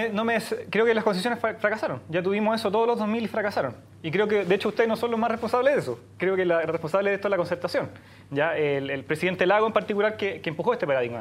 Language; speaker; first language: Spanish; native; Spanish